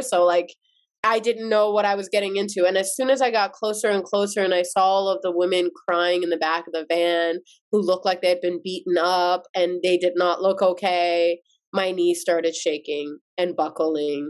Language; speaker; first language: English; early bilingual, other home language; Azerbaijani